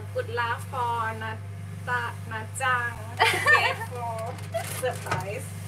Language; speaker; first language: English; non-native, learner; Thai